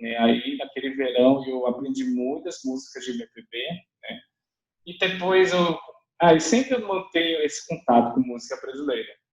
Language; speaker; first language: Portuguese; non-native, fluent; Chinese